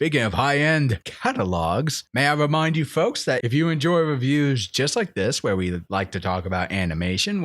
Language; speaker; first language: English; native; English